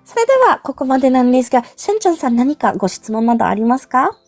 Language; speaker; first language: Japanese; non-native, fluent; Filipino